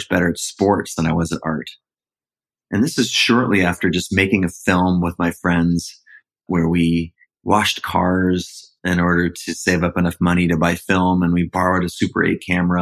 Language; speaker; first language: English; native; English